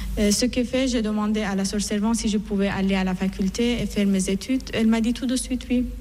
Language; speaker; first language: French; non-native, fluent; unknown